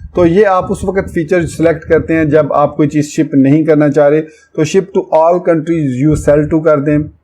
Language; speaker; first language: Urdu; non-native, local second language; Punjabi